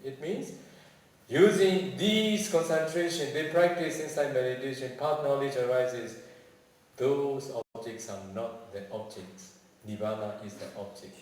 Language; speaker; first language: English; non-native, fluent; Burmese